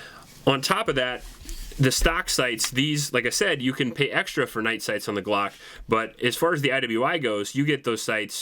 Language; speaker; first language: English; native; English